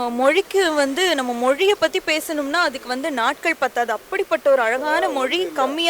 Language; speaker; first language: Tamil; native; Tamil